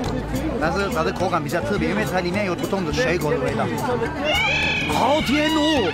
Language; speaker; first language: Chinese; non-native, fluent; Turkish